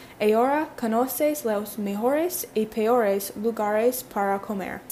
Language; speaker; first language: Spanish; non-native, learner; English